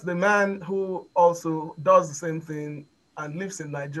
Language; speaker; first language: English; non-native, local second language; Igbo